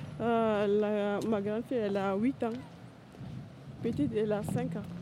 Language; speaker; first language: French; non-native, learner; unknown